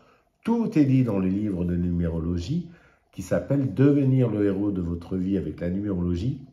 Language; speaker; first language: French; native; French